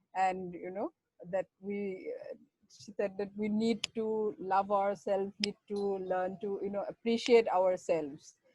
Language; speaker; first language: English; non-native, local second language; Assamese